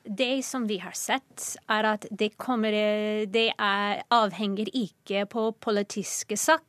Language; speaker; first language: Norwegian; non-native, fluent; English